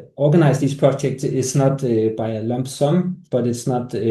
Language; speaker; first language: English; non-native, fluent; Danish